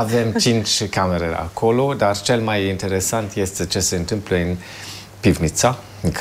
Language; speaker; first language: Romanian; non-native, fluent; German